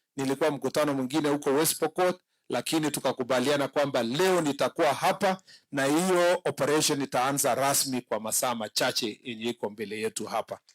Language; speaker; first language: Swahili; non-native, local second language; Kalenjin